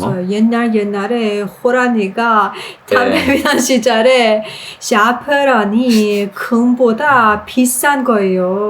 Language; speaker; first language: Korean; non-native, learner; Persian